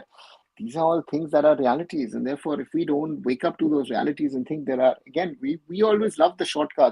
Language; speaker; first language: English; non-native, local second language; Bangla